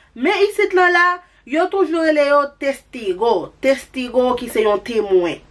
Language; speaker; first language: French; non-native, local second language; Haitian Creole